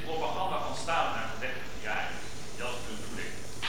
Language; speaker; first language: Dutch; non-native, fluent; Arabic